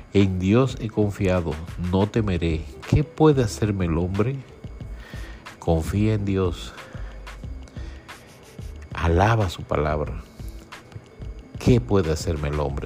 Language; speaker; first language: Spanish; native; Spanish